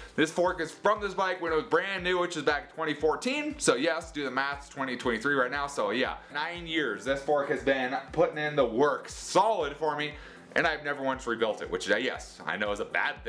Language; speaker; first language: English; native; English